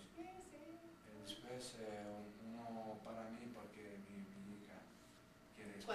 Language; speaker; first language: Spanish; non-native, learner; Italian